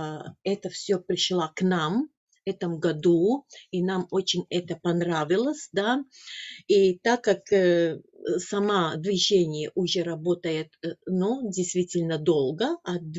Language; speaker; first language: Russian; non-native, fluent; Latvian